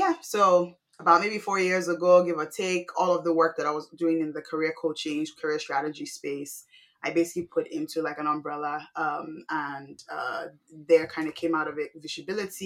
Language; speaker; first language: English; non-native, local second language; Yoruba